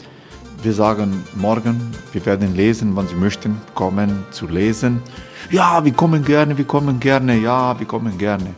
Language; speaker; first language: German; non-native, learner; Croatian